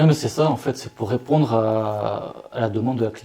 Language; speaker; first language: French; native; French